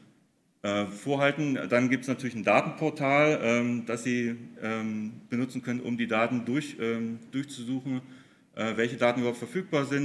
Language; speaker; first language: German; native; German